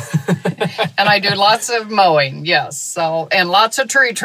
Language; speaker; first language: English; native; English